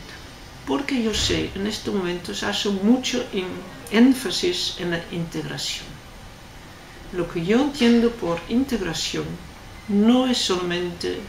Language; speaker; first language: Spanish; non-native, fluent; Dutch